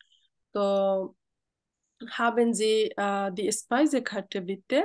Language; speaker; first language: German; non-native, fluent; Bangla